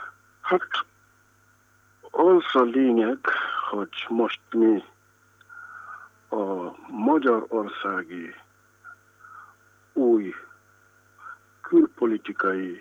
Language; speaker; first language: Hungarian; non-native, fluent; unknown